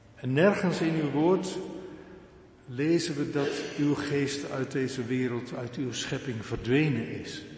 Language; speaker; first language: Dutch; native; Dutch